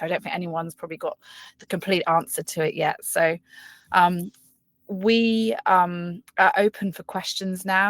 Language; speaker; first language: English; native; English